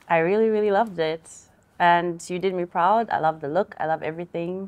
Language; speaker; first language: English; non-native, local second language; Bemba